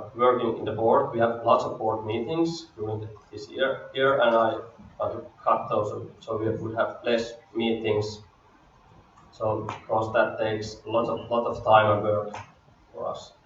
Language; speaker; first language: English; non-native, fluent; Finnish